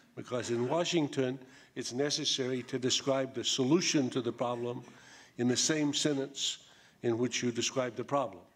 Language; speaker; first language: English; native; English